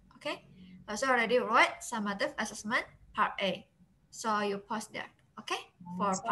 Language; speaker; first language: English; non-native, fluent; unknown